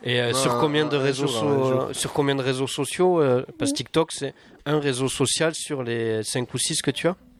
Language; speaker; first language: French; native; French